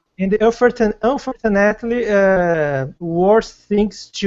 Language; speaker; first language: English; non-native, learner; Portuguese